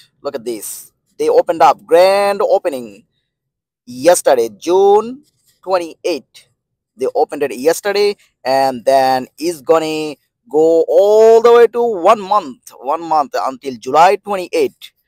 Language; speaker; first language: English; non-native, local second language; Bangla